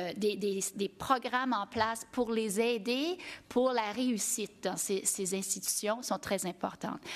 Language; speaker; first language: French; non-native, fluent; English